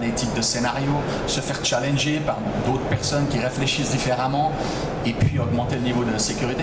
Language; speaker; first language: French; native; French